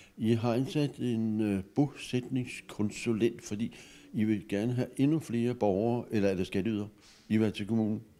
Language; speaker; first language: Danish; native; Danish